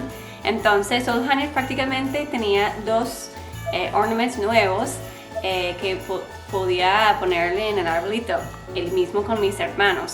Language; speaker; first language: Spanish; non-native, learner; English